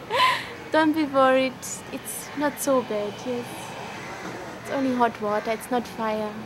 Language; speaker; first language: English; non-native, learner; Korean